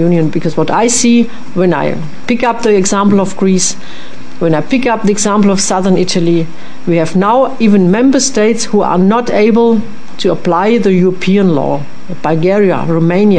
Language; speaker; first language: English; non-native, fluent; French